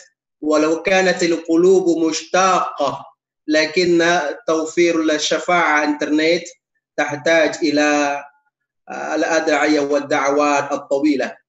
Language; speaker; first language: Arabic; non-native, fluent; Indonesian